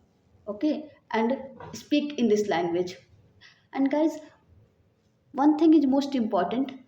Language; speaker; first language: English; non-native, learner; Hindi